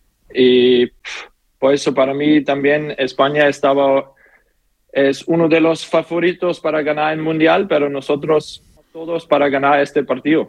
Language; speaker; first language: Spanish; non-native, learner; German